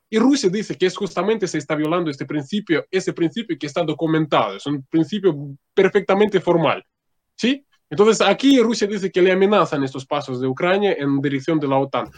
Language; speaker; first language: Spanish; non-native, fluent; Russian